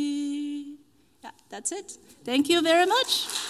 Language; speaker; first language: English; non-native, fluent; Chinese